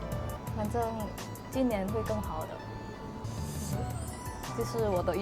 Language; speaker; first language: Chinese; non-native, fluent; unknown